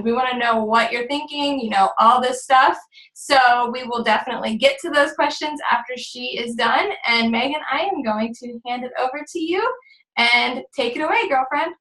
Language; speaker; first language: English; native; English